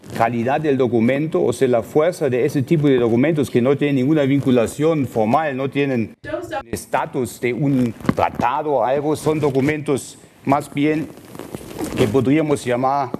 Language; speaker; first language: Spanish; non-native, fluent; German